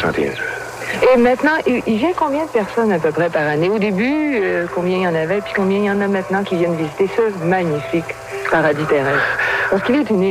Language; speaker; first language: French; native; French